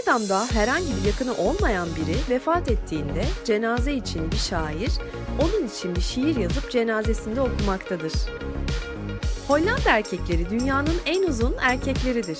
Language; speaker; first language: Turkish; native; Turkish